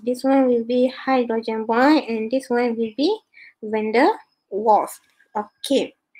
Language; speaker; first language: English; non-native, local second language; Malay